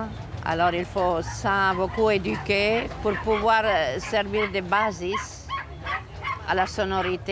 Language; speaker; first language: French; non-native, fluent; Spanish